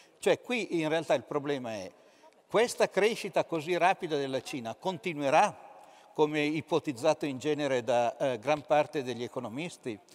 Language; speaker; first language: Italian; native; Italian